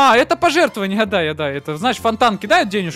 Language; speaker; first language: Russian; native; Russian